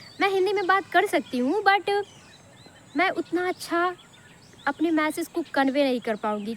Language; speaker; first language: Hindi; non-native, local second language; Bhojpuri